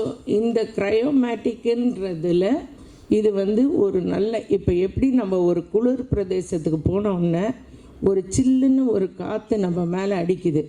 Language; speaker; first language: Tamil; native; Tamil